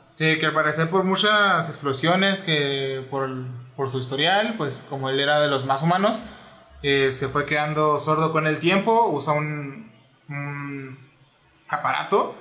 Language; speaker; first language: Spanish; native; Spanish